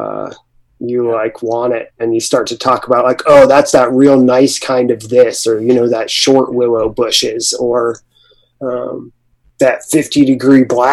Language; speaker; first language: English; native; English